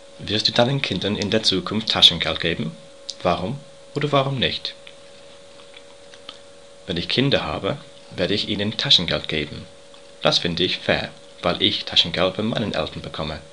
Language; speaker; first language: German; non-native, learner; English